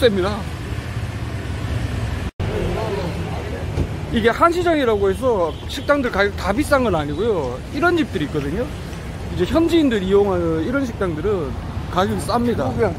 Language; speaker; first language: Korean; native; Korean